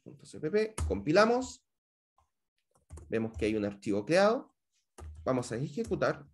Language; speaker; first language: Spanish; native; Spanish